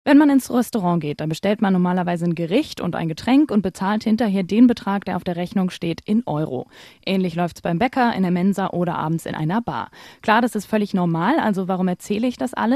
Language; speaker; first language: German; native; German